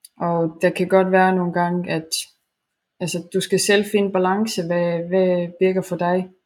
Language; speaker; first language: Danish; non-native, fluent; Estonian